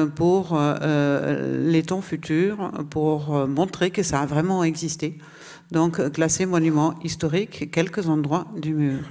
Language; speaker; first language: French; non-native, fluent; German